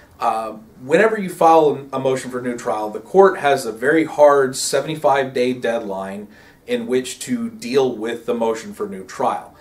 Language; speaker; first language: English; native; English